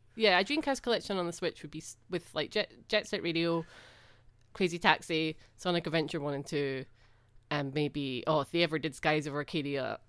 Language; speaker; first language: English; native; English